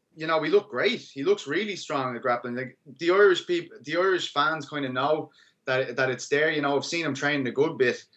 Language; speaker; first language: English; native; English